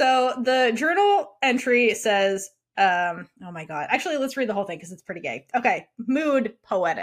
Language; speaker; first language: English; native; English